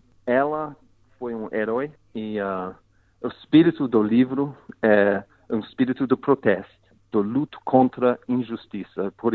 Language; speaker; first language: Portuguese; non-native, fluent; English